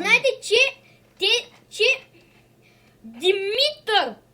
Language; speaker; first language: Bulgarian; native; Bulgarian